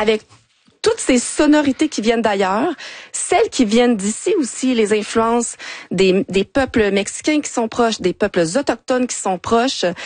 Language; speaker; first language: French; native; French